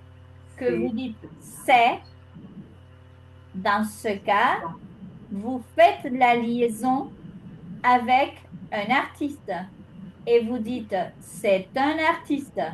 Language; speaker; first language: French; non-native, fluent; Spanish